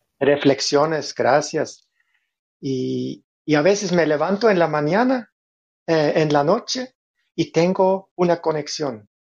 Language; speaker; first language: Spanish; non-native, fluent; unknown